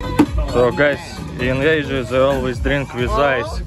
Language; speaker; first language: English; non-native, fluent; Russian